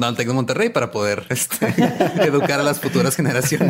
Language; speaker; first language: Spanish; native; Spanish